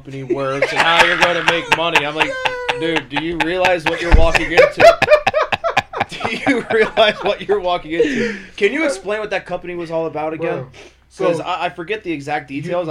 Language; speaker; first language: English; native; English